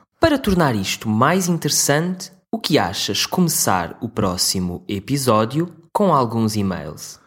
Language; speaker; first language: Portuguese; native; Portuguese